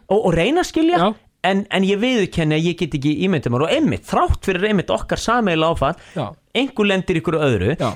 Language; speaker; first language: Icelandic; native; Icelandic